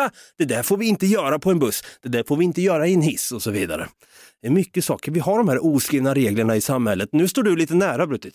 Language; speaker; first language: Swedish; native; Swedish